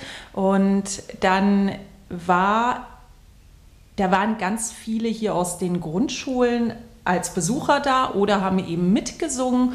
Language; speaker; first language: German; native; German